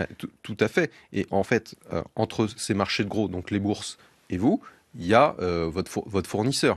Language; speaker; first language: French; native; French